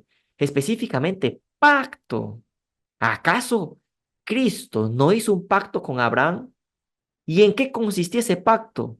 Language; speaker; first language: Spanish; native; Spanish